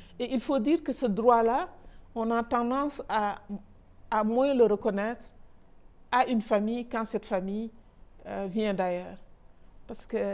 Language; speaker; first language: French; non-native, local second language; Wolof